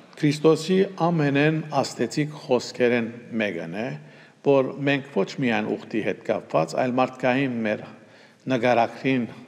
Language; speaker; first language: Armenian; early bilingual, heritage; Armenian